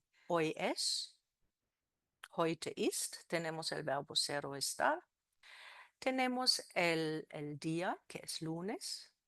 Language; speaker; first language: Spanish; non-native, fluent; German